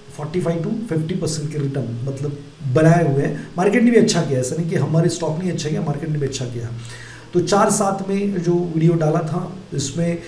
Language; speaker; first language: Hindi; non-native, local second language; Marathi